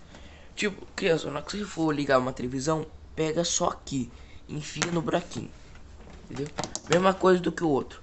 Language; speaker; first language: Portuguese; native; Portuguese